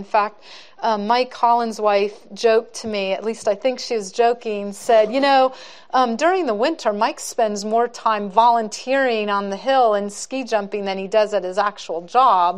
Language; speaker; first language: English; native; English